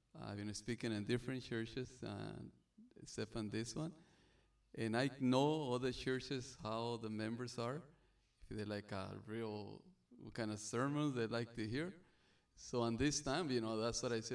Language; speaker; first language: English; non-native, learner; Spanish